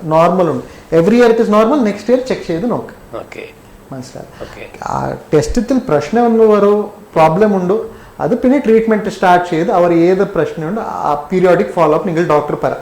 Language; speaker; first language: Malayalam; non-native, learner; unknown